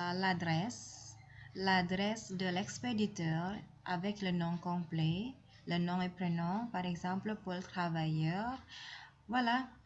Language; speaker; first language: French; non-native, fluent; Indonesian